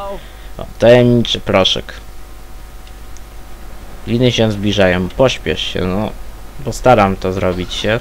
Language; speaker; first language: Polish; native; Polish